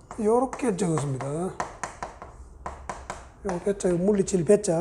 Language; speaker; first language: Korean; native; Korean